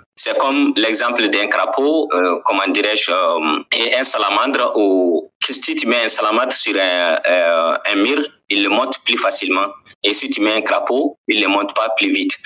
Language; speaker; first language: French; non-native, local second language; Bambara